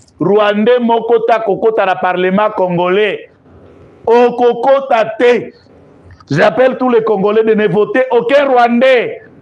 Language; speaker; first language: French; non-native, local second language; Lingala